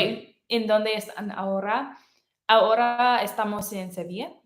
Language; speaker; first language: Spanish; non-native, learner; English